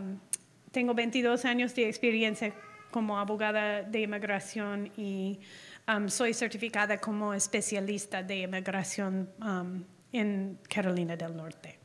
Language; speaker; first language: Spanish; non-native, fluent; English